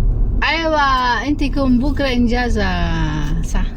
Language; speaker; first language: Arabic; non-native, learner; Filipino